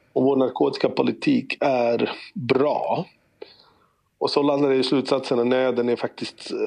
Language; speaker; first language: Swedish; early bilingual, other home language; Bosnian